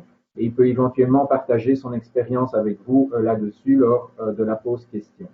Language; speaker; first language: French; native; French